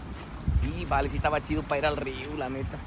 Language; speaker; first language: Spanish; native; Spanish